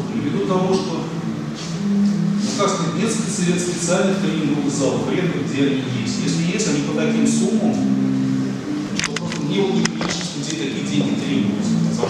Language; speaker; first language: Russian; native; Russian